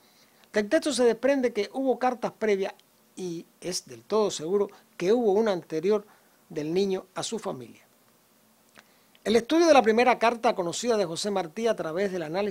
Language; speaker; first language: Spanish; native; Spanish